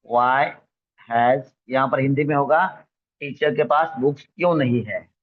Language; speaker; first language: Hindi; non-native, local second language; Marathi